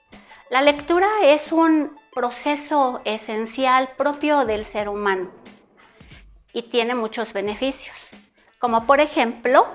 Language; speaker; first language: Spanish; native; Spanish